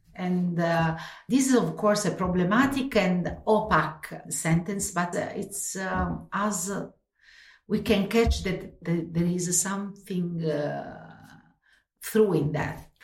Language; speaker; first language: English; non-native, fluent; Italian